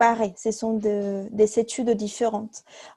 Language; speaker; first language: French; non-native, fluent; Spanish